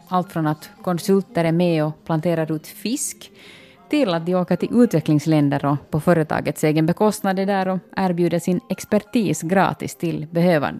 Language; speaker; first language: Swedish; native; Swedish